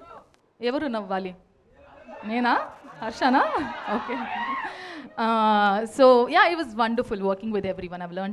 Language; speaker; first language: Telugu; non-native, local second language; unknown